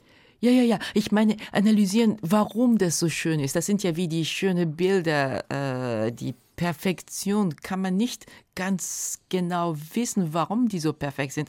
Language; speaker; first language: German; non-native, fluent; Japanese